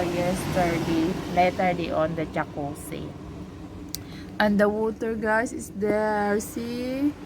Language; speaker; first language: English; non-native, learner; Filipino